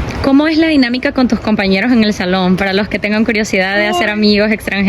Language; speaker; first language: Spanish; native; Spanish